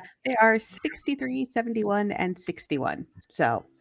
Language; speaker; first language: English; native; English